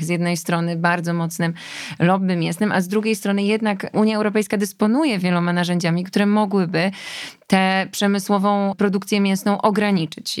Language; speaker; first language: Polish; native; Polish